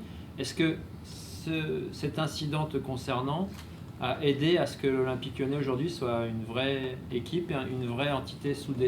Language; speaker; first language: French; native; French